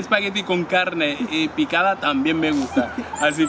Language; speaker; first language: Spanish; non-native, fluent; Haitian Creole